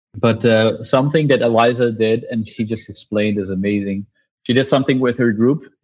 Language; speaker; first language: English; non-native, fluent; Dutch